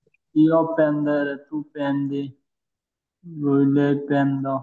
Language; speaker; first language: Italian; non-native, learner; Bangla